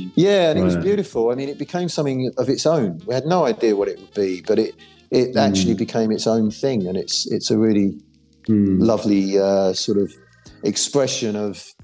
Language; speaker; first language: English; native; English